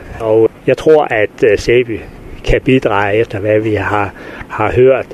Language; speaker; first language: Danish; native; Danish